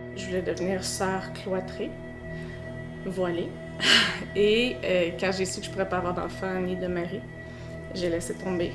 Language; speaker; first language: French; native; French